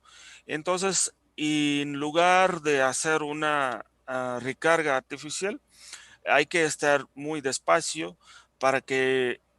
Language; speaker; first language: Spanish; non-native, fluent; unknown